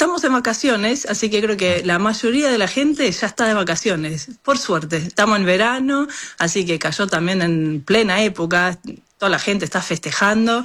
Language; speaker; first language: Spanish; non-native, fluent; Norwegian